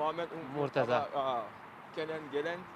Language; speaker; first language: German; non-native, learner; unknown